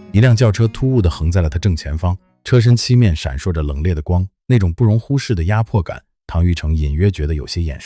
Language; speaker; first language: Chinese; native; Chinese